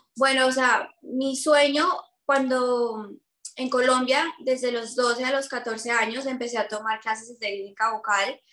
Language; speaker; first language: Spanish; native; Spanish